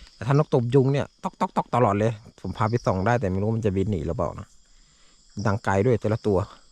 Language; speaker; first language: Thai; non-native, local second language; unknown